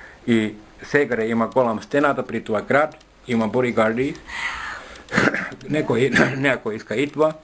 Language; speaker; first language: Bulgarian; non-native, learner; Finnish